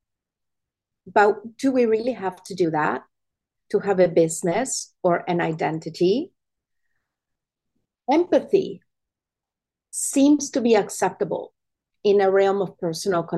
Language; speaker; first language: English; non-native, fluent; Italian